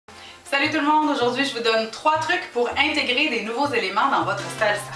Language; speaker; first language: French; native; French